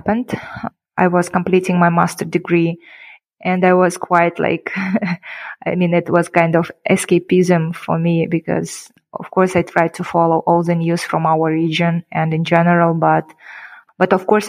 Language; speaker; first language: English; non-native, fluent; Kyrgyz